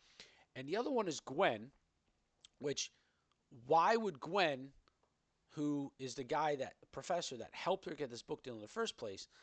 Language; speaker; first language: English; native; English